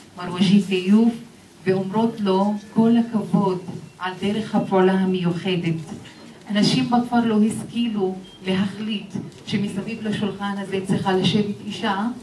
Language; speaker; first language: Hebrew; non-native, local second language; Arabic